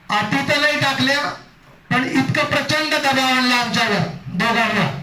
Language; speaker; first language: Marathi; native; Marathi